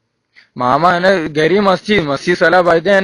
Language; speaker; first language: Arabic; non-native, learner; Malayalam